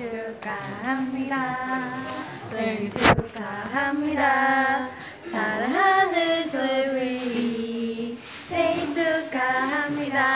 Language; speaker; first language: Korean; non-native, fluent; Chinese